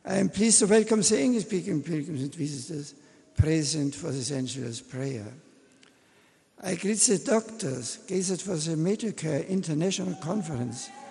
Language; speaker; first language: English; non-native, fluent; German